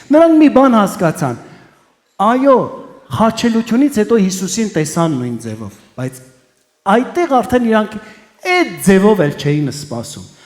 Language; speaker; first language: Armenian; early bilingual, heritage; Armenian